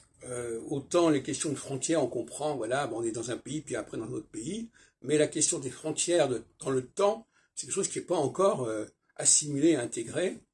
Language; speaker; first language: French; native; French